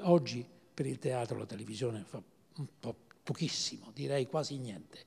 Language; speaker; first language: Italian; native; Italian